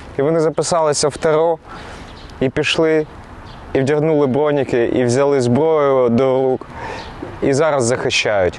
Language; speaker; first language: Ukrainian; non-native, local second language; Russian